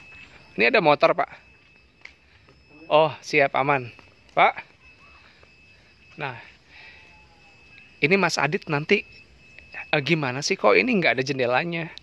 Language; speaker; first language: Indonesian; native; Indonesian